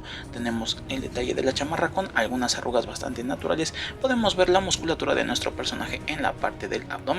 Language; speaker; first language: Spanish; native; Spanish